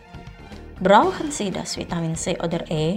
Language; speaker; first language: German; non-native, fluent; Indonesian